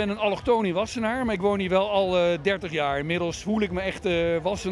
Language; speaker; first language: Dutch; native; Dutch